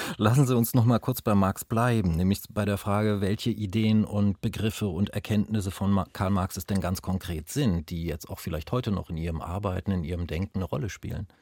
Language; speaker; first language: German; native; German